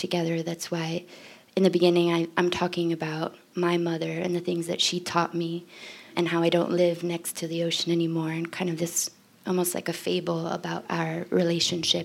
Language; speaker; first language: English; native; English